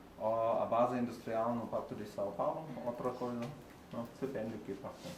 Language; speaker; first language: Portuguese; non-native, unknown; German